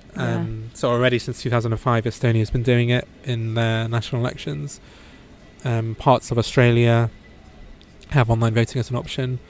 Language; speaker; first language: English; native; English